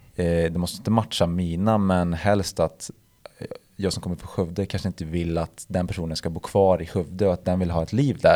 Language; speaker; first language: Swedish; native; Swedish